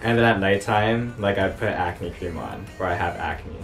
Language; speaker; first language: English; early bilingual, other home language; Japanese